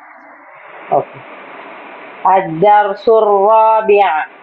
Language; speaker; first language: Arabic; non-native, learner; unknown